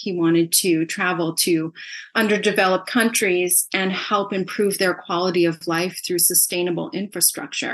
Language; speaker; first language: English; native; English